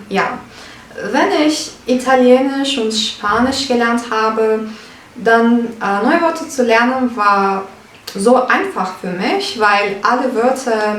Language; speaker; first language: German; non-native, fluent; Turkish